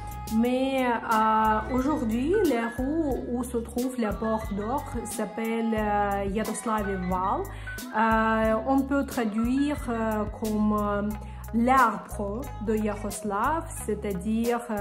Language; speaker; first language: French; non-native, fluent; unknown